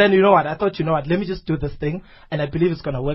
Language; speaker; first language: English; non-native, local second language; Zulu